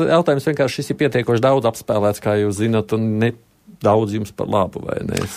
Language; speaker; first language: Latvian; native; Latvian